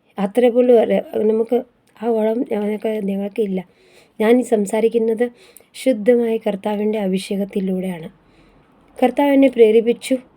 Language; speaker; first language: Malayalam; non-native, fluent; Konkani